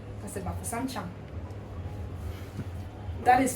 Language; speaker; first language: French; early bilingual, heritage; English